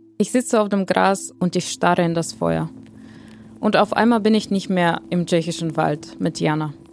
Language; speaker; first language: German; non-native, fluent; Bulgarian